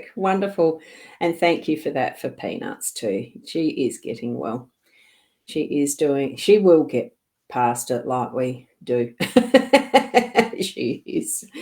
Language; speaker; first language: English; native; English